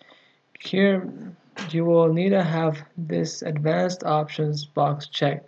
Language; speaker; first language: English; native; English